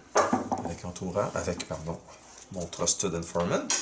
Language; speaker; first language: French; native; French